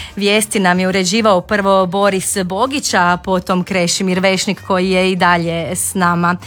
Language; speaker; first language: Croatian; native; Croatian